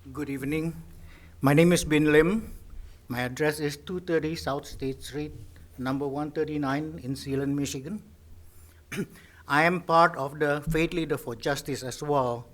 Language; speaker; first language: English; non-native, fluent; Indonesian